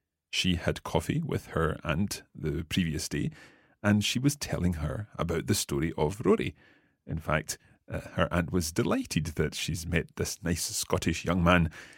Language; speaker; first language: English; native; English